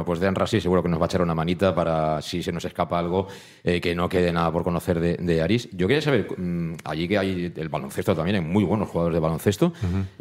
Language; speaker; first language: Spanish; native; Spanish